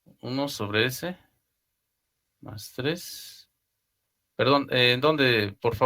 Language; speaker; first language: Spanish; native; Spanish